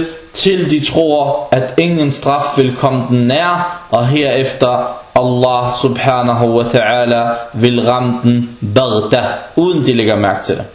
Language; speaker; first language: Danish; non-native, fluent; Arabic